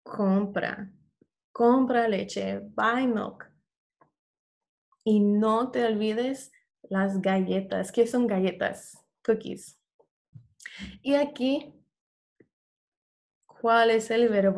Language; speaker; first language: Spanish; non-native, fluent; English